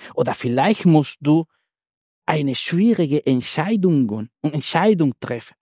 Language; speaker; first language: German; non-native, fluent; Spanish